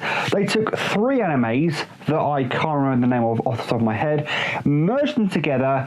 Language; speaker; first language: English; native; English